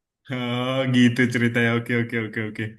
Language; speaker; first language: Indonesian; native; Indonesian